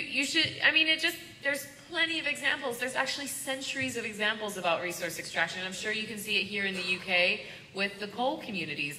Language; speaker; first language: English; native; English